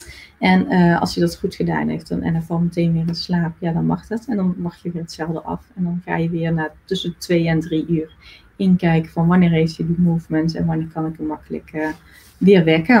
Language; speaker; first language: Dutch; native; Dutch